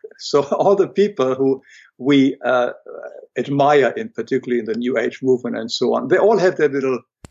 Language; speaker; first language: English; non-native, fluent; German